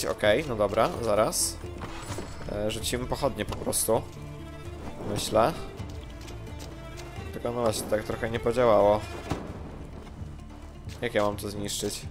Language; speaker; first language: Polish; native; Polish